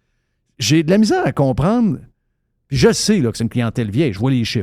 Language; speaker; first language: French; native; French